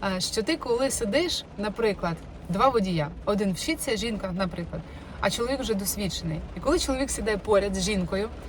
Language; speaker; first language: Ukrainian; non-native, local second language; Russian